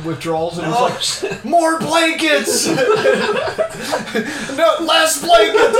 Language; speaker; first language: English; native; English